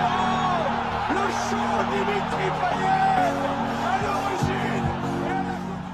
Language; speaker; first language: French; native; French